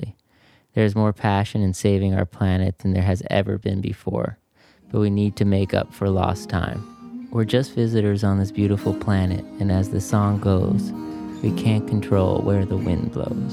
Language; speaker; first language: English; native; English